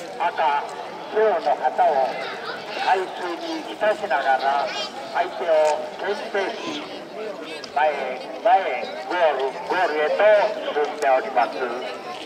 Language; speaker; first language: Japanese; native; Japanese